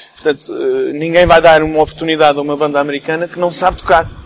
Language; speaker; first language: Portuguese; early bilingual, other home language; English